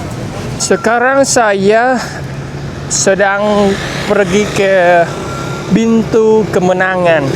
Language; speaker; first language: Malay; non-native, fluent; Vietnamese